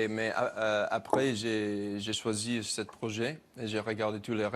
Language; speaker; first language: French; non-native, learner; English